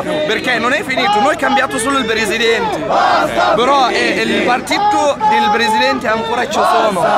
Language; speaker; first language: Italian; non-native, learner; Arabic